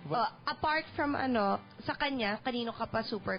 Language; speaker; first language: Filipino; native; Filipino